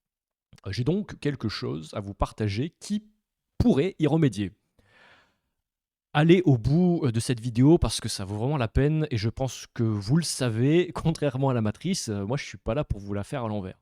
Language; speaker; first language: French; native; French